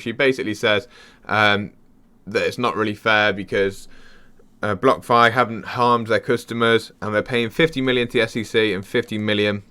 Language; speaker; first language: English; native; English